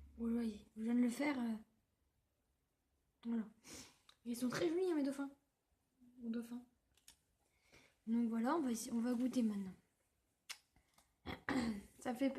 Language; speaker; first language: French; native; French